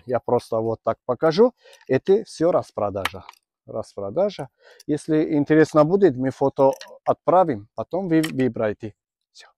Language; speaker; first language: Russian; non-native, learner; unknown